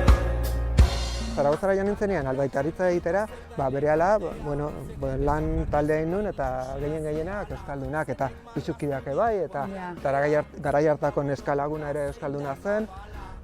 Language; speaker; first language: Basque; non-native, local second language; Catalan